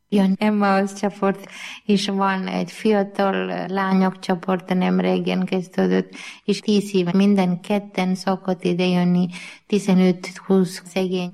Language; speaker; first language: Hungarian; non-native, learner; Malayalam